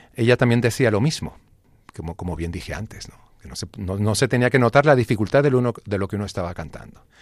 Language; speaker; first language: Spanish; native; Spanish